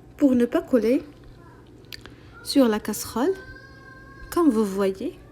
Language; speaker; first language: French; non-native, local second language; Arabic